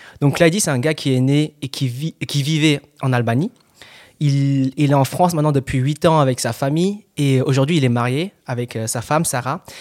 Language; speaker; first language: French; native; French